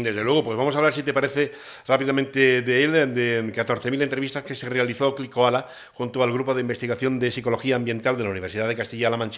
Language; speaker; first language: Spanish; native; Spanish